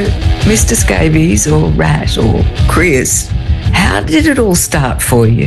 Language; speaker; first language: English; native; English